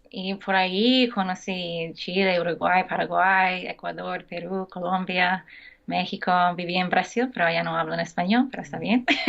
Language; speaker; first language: Spanish; non-native, fluent; English